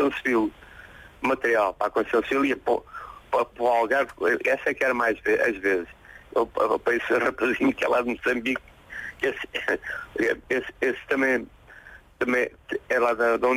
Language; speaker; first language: Portuguese; native; Portuguese